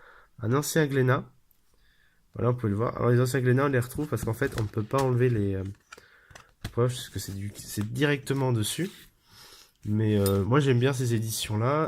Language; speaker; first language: French; native; French